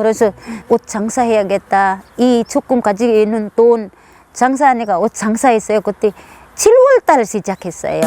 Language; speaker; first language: Korean; non-native, learner; Filipino